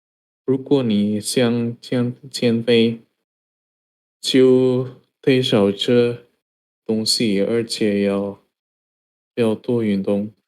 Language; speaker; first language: Chinese; non-native, learner; Indonesian